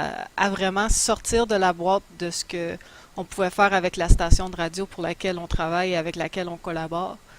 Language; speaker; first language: French; native; French